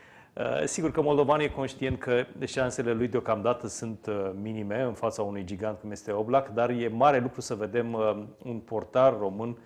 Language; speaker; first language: Romanian; native; Romanian